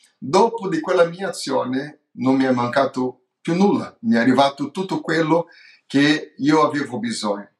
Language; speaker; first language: Italian; non-native, fluent; Portuguese